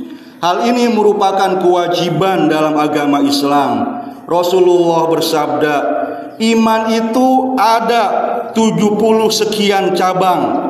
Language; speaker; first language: Indonesian; native; Indonesian